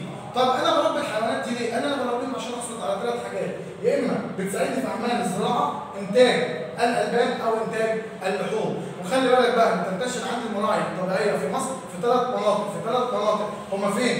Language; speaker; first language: Arabic; native; Arabic